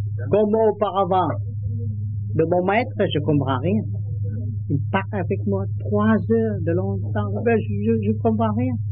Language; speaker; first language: French; non-native, learner; Vietnamese